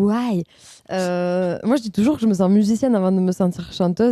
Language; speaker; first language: French; native; French